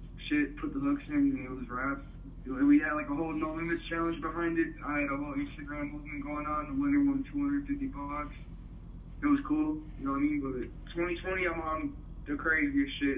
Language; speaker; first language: English; native; English